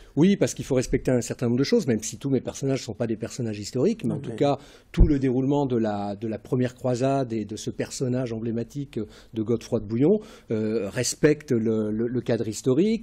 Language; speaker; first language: French; native; French